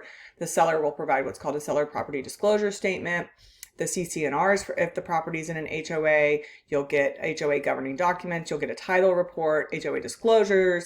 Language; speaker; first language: English; native; English